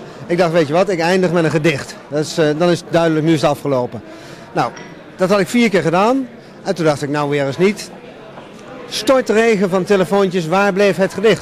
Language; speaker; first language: Dutch; native; Dutch